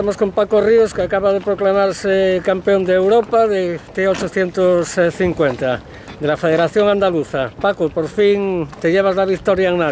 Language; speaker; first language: Spanish; native; Spanish